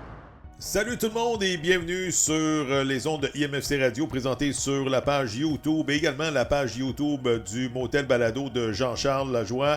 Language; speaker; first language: French; native; French